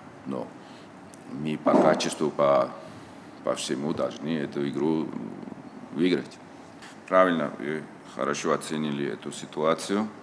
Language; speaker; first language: Russian; non-native, local second language; Tajik